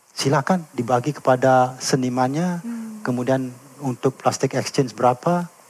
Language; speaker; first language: Indonesian; native; Indonesian